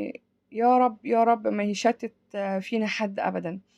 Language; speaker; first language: Arabic; native; Arabic